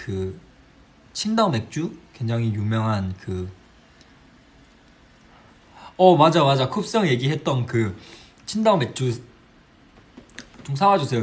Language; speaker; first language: Korean; non-native, fluent; Chinese